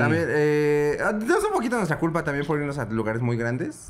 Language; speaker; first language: Spanish; native; Spanish